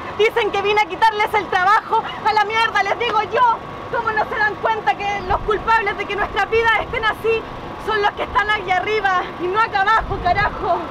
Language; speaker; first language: Spanish; native; Spanish